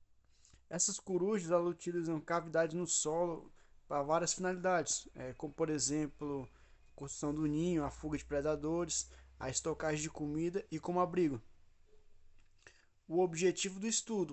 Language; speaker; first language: Portuguese; native; Portuguese